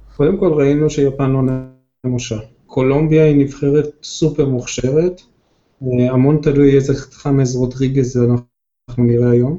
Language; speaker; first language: Hebrew; native; Hebrew